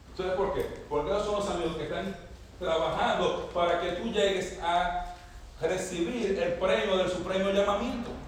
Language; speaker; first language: Spanish; native; Spanish